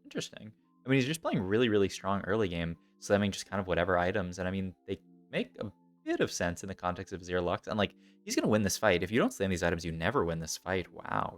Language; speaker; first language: English; native; English